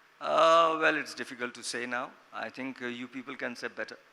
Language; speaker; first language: English; non-native, local second language; Bangla